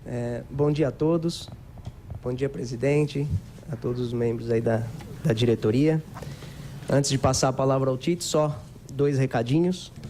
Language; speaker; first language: Portuguese; native; Portuguese